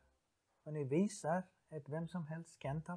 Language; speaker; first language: Swedish; non-native, fluent; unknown